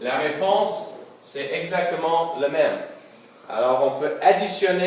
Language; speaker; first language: French; non-native, local second language; English